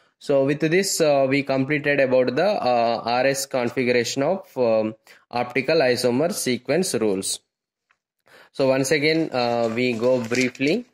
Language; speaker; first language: English; non-native, local second language; Telugu